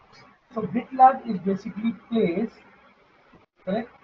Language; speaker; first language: English; non-native, fluent; Hindi